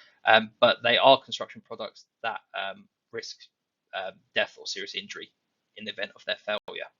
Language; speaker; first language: English; native; English